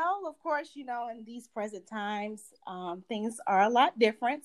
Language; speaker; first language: English; native; English